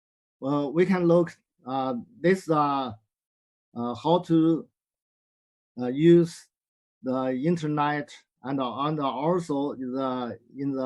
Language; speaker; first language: English; non-native, learner; Chinese